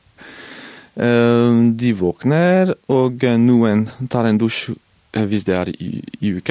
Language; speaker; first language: Norwegian; non-native, fluent; French